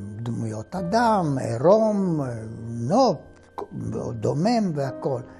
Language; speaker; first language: Hebrew; non-native, fluent; Romanian